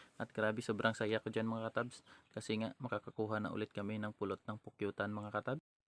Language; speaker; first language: Filipino; non-native, local second language; Hiligaynon